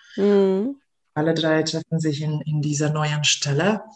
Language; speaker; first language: German; non-native, fluent; Hungarian